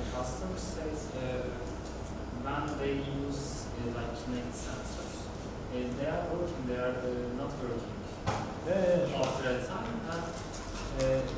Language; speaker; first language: English; non-native, learner; Turkish